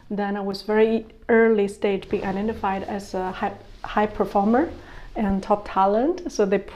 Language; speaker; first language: English; non-native, fluent; Chinese